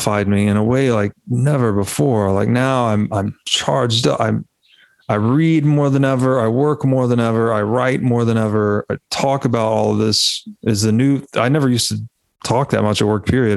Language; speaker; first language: English; native; English